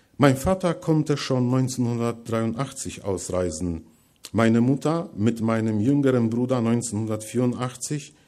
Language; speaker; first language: German; non-native, fluent; Polish